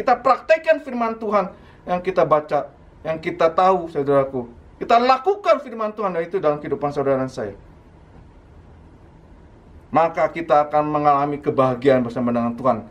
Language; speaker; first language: Indonesian; native; Indonesian